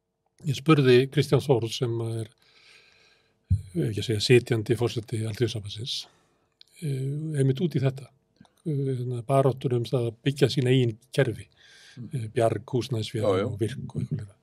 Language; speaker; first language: Icelandic; native; Icelandic